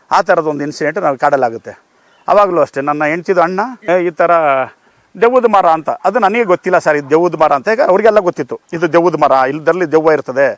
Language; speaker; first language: Kannada; native; Kannada